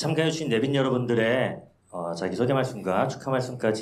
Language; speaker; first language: Korean; native; Korean